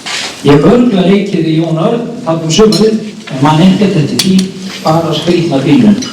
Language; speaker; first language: Icelandic; native; Icelandic